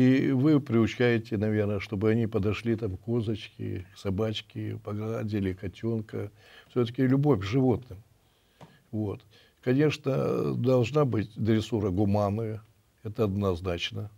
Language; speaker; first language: Russian; native; Russian